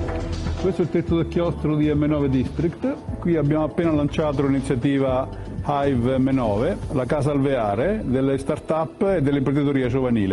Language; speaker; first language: Italian; native; Italian